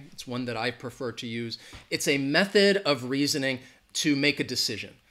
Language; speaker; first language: English; native; English